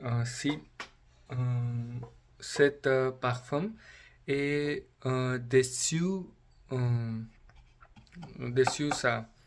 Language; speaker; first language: French; non-native, learner; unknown